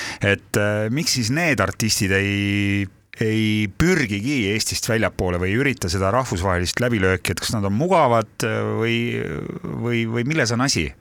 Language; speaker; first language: Estonian; native; Estonian